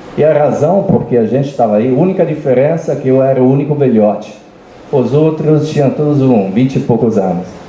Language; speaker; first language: Portuguese; non-native, fluent; Italian